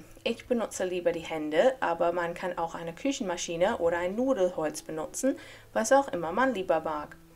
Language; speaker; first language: German; non-native, fluent; English